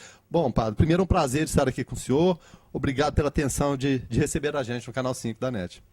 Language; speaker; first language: Portuguese; native; Portuguese